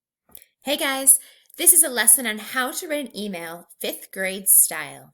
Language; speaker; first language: English; native; English